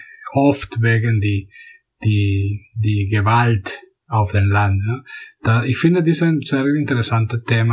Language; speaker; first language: German; non-native, fluent; Spanish